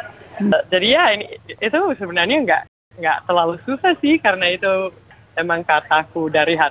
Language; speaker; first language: Indonesian; non-native, fluent; English